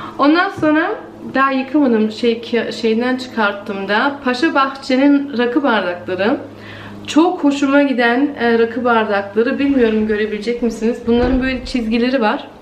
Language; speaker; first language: Turkish; early bilingual, heritage; Turkish